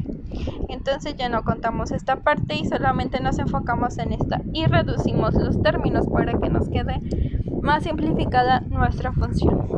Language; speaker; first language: Spanish; native; Spanish